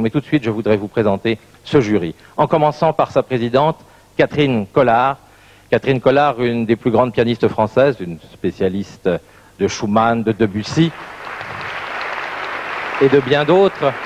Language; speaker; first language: French; native; French